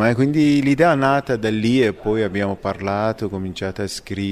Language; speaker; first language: Italian; non-native, fluent; Persian